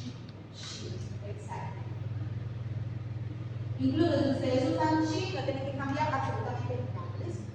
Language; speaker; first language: Spanish; non-native, fluent; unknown